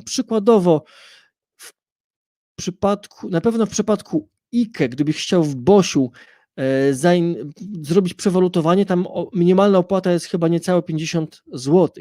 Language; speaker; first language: Polish; native; Polish